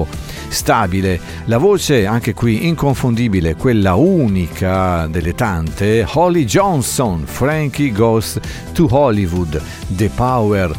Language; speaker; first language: Italian; native; Italian